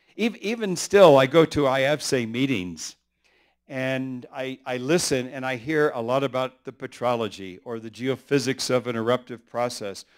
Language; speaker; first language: English; early bilingual, other home language; Spanish